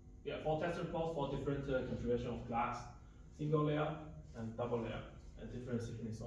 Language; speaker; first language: English; non-native, local second language; Chinese